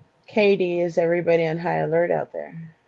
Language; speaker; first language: English; native; English